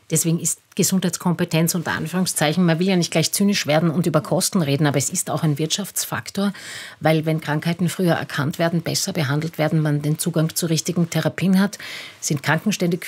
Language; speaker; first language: German; native; German